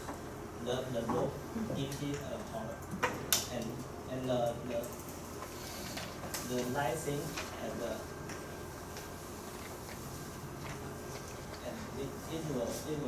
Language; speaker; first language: English; non-native, learner; Chinese